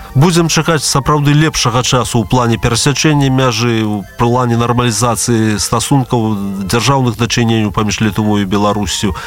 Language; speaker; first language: Belarusian; native; Belarusian